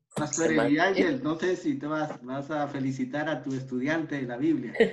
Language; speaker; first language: Spanish; native; Spanish